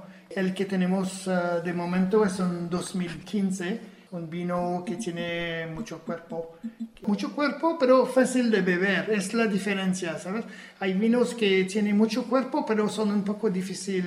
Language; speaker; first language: Spanish; non-native, fluent; French